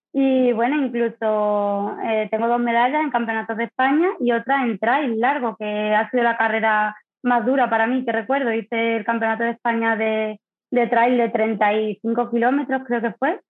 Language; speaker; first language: Spanish; native; Spanish